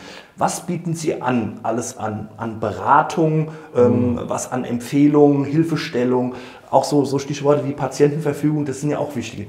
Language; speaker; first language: German; native; German